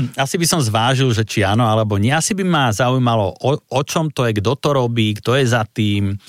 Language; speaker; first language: Slovak; native; Slovak